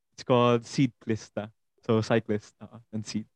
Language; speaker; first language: English; non-native, local second language; Hiligaynon